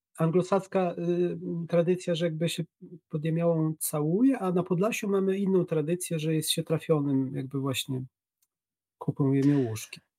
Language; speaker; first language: Polish; native; Polish